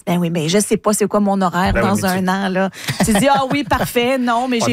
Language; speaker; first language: French; native; French